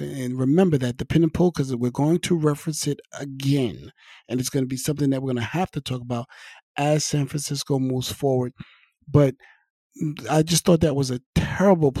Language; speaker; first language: English; native; English